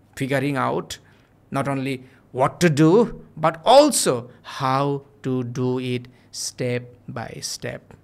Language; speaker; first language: English; non-native, local second language; Bangla